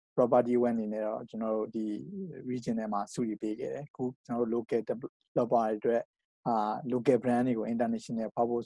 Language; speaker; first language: English; non-native, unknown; Burmese